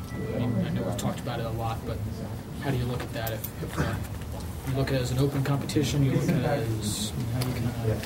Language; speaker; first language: English; native; English